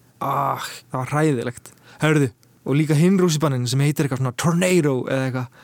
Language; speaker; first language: Icelandic; early bilingual, heritage; Icelandic